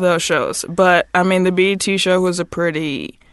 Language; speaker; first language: English; native; English